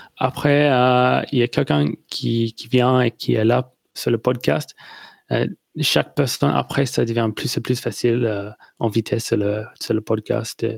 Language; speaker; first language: French; non-native, learner; English